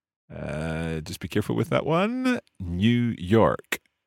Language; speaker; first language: English; native; English